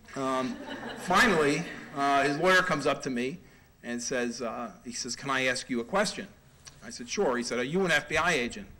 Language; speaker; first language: English; native; English